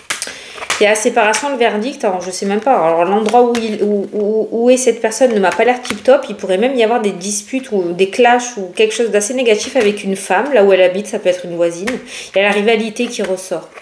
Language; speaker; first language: French; native; French